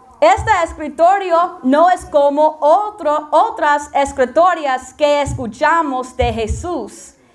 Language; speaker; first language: Spanish; non-native, learner; English